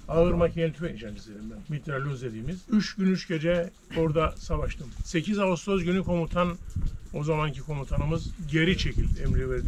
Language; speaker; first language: Turkish; native; Turkish